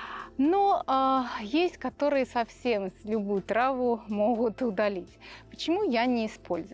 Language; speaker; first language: Russian; native; Russian